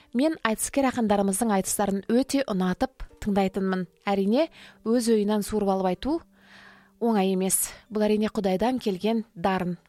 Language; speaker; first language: Kazakh; native; Kazakh